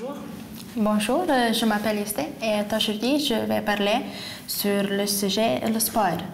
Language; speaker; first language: French; non-native, learner; Lithuanian